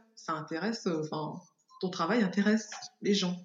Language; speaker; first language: French; native; French